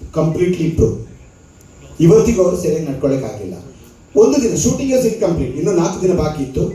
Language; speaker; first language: Kannada; non-native, local second language; Tulu